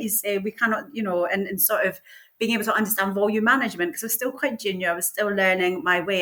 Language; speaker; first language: English; native; English